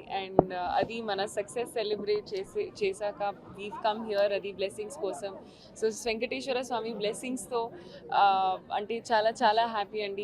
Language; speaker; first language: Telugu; non-native, local second language; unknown